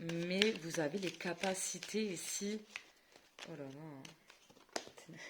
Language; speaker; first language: French; native; French